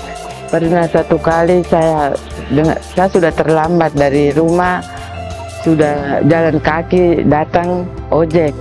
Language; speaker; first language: Indonesian; non-native, local second language; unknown